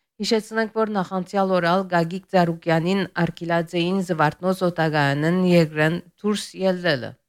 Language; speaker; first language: Armenian; early bilingual, heritage; Armenian